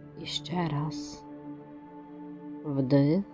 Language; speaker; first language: Ukrainian; native; Ukrainian